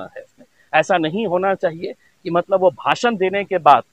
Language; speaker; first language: Hindi; non-native, local second language; Urdu